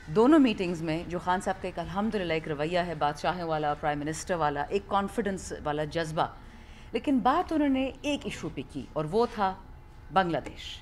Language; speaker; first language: Urdu; non-native, local second language; Pashto